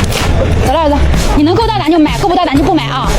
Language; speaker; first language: Chinese; native; Chinese